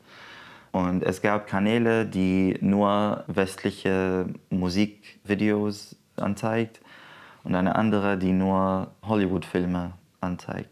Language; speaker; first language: German; non-native, fluent; Arabic